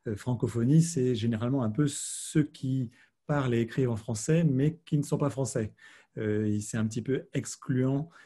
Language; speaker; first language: French; native; French